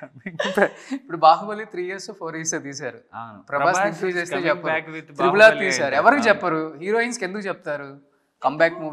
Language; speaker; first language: Telugu; native; Telugu